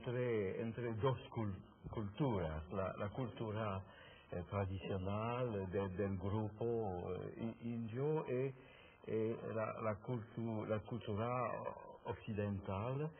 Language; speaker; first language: Spanish; non-native, fluent; French